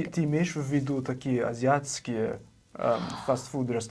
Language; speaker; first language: Russian; non-native, fluent; English